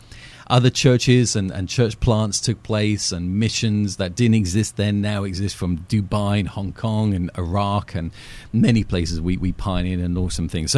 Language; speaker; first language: English; native; English